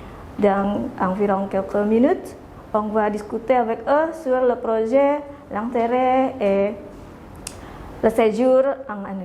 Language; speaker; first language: French; non-native, learner; Indonesian